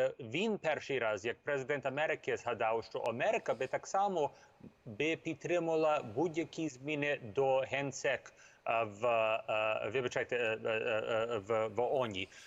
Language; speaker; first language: Ukrainian; early bilingual, heritage; Ukrainian